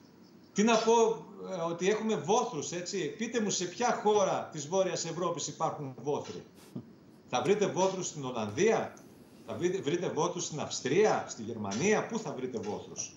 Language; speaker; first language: Greek; native; Greek